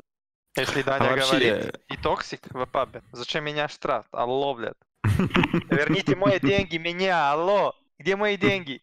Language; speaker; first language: Russian; non-native, learner; Serbian